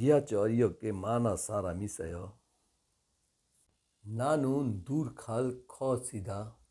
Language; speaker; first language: Korean; non-native, learner; Bangla